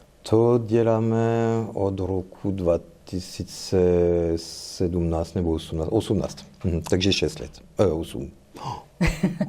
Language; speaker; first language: Czech; non-native, fluent; French